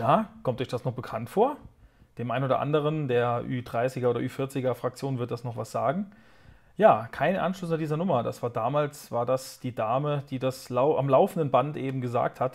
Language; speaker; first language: German; native; German